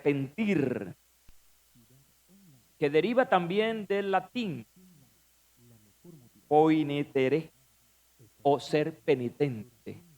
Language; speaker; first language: Spanish; native; Spanish